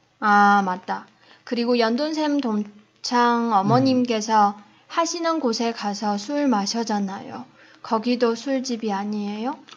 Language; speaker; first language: Korean; non-native, fluent; Chinese